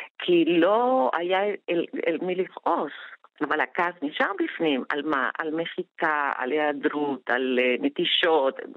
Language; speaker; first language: Hebrew; non-native, fluent; Spanish